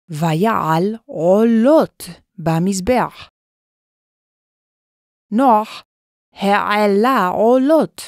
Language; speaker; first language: Hebrew; non-native, fluent; English